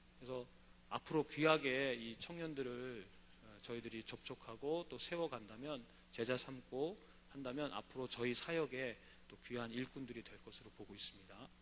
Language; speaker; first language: Korean; native; Korean